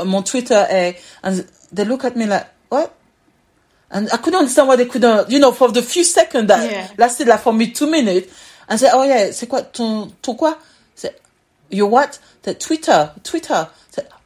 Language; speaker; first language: English; non-native, fluent; French